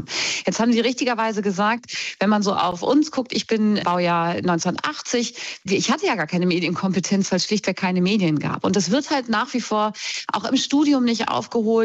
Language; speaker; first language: German; native; German